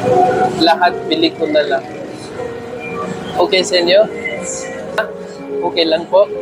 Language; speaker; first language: Filipino; non-native, learner; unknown